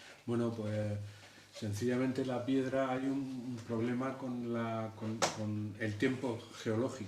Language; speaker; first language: Spanish; native; Spanish